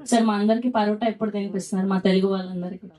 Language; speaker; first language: Telugu; native; Telugu